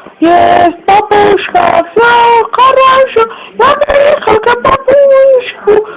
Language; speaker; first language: Russian; non-native, learner; Armenian